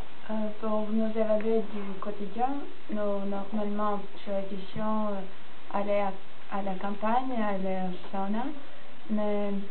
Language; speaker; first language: French; non-native, fluent; Latvian